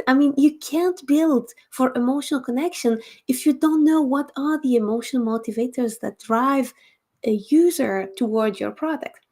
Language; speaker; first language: English; non-native, fluent; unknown